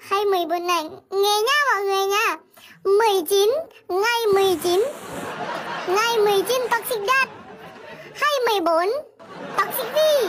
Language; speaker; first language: Vietnamese; non-native, learner; Indonesian